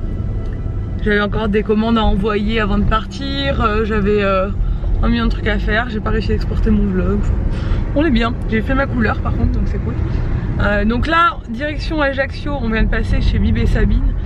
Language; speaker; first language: French; native; French